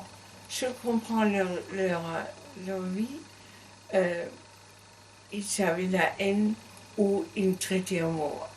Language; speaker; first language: French; non-native, learner; German